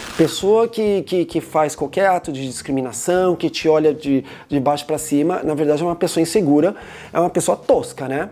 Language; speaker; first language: Portuguese; native; Portuguese